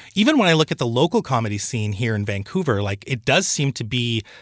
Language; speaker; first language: English; early bilingual, other home language; Urdu